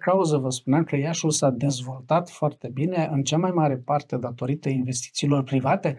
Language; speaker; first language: Romanian; native; Romanian